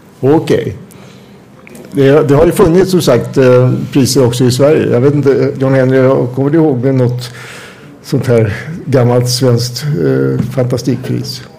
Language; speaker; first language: Swedish; native; Swedish